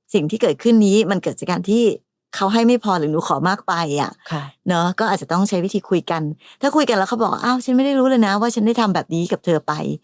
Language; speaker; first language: Thai; native; Thai